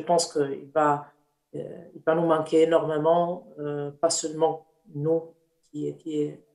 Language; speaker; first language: French; non-native, fluent; Italian